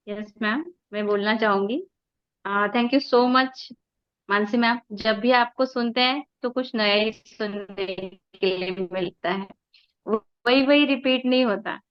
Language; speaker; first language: Hindi; non-native, local second language; Marathi